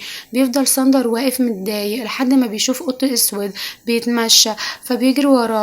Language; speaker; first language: Arabic; native; Arabic